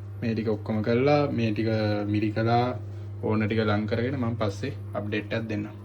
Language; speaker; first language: Sinhala; native; Sinhala